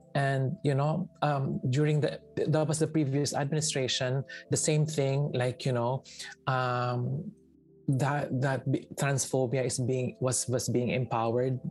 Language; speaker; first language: English; non-native, local second language; Filipino